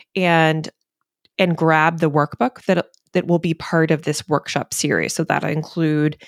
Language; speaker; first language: English; native; English